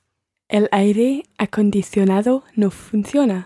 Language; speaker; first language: Spanish; non-native, learner; English